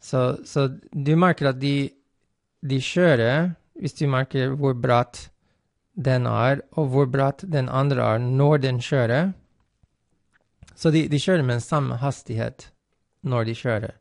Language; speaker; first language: Norwegian; non-native, fluent; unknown